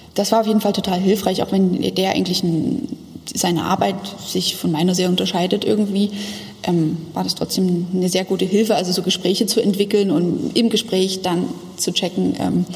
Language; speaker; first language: German; native; German